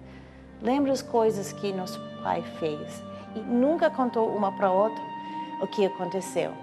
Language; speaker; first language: Portuguese; non-native, learner; English